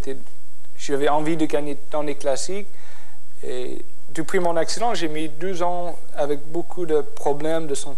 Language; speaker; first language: French; non-native, fluent; English